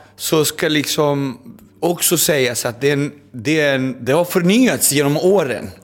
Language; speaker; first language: Swedish; early bilingual, other home language; Spanish